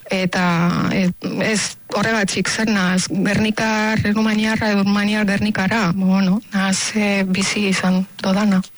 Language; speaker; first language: Basque; non-native, fluent; Romanian